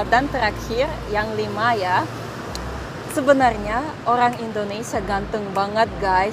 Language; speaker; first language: Indonesian; non-native, fluent; Russian